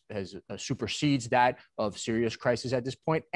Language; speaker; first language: English; native; English